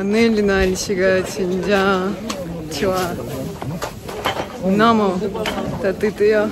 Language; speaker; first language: Korean; non-native, learner; Russian